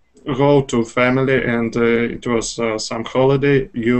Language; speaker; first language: English; non-native, fluent; Russian